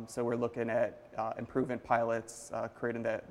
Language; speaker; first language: English; native; English